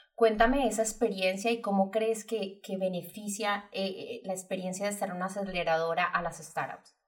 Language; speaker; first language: Spanish; native; Spanish